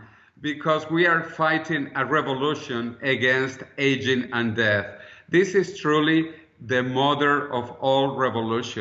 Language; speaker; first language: English; non-native, fluent; Spanish